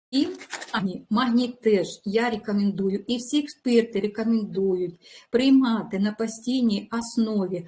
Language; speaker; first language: Ukrainian; non-native, local second language; Russian